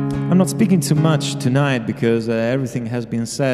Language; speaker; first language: English; non-native, fluent; Italian